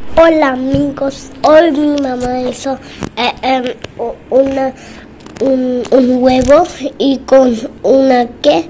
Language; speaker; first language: Spanish; early bilingual, heritage; Spanish